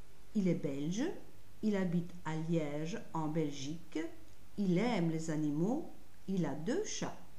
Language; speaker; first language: French; non-native, fluent; Italian